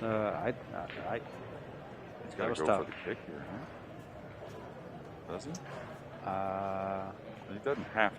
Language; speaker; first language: English; native; English